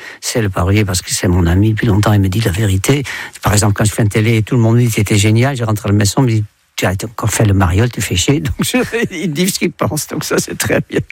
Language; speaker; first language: French; non-native, fluent; Dutch